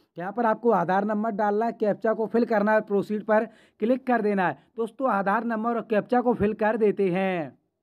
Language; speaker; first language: Hindi; native; Hindi